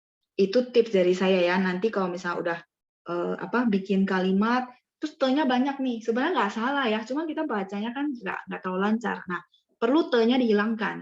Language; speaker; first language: Indonesian; native; Indonesian